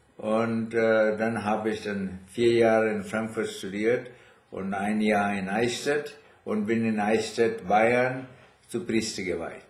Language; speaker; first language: German; non-native, fluent; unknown